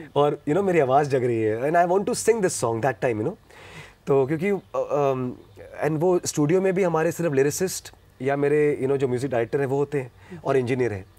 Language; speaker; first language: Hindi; non-native, local second language; Punjabi